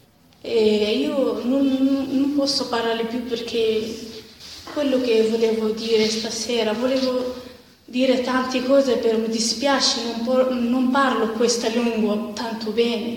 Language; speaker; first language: Italian; non-native, learner; Arabic